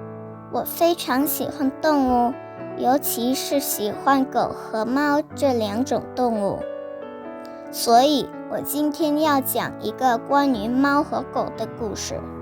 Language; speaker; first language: Chinese; non-native, learner; Vietnamese